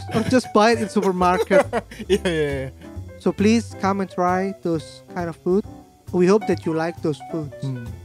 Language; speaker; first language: English; non-native, fluent; Indonesian